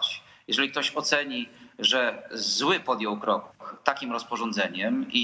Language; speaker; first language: Polish; native; Polish